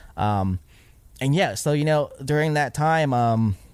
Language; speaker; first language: English; early bilingual, other home language; Filipino